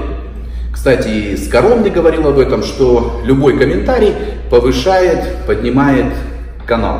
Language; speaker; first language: Russian; native; Russian